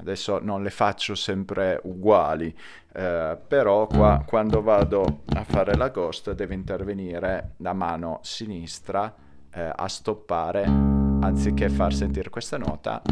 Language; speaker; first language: Italian; native; Italian